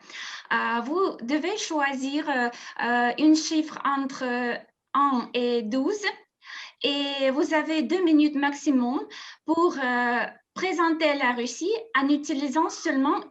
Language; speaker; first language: French; non-native, fluent; Russian